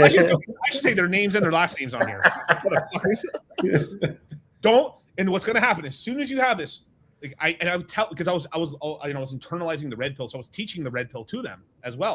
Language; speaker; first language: English; native; English